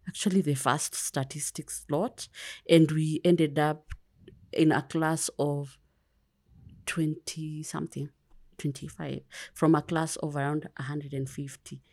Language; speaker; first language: English; non-native, local second language; Kikuyu